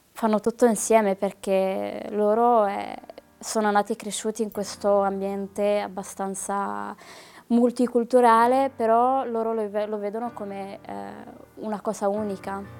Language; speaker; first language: Italian; early bilingual, other home language; Arabic